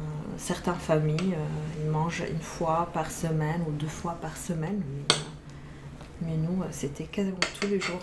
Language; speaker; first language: French; non-native, fluent; Arabic